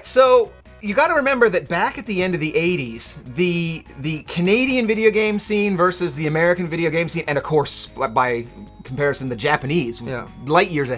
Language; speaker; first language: English; native; English